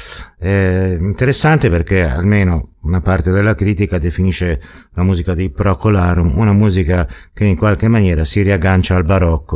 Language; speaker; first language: Italian; native; Italian